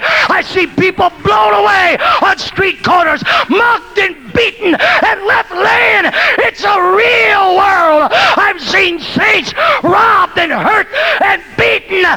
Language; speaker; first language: English; native; English